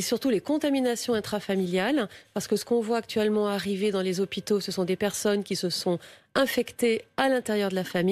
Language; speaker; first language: French; native; French